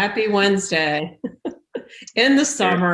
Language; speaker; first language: English; native; English